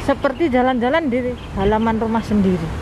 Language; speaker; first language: Indonesian; non-native, local second language; Javanese